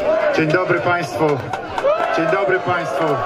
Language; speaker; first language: Polish; native; Polish